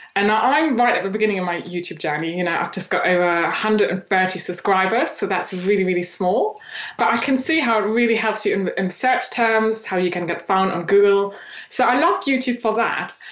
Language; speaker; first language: English; non-native, fluent; German